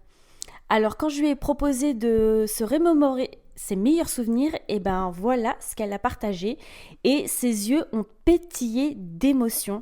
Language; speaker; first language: French; native; French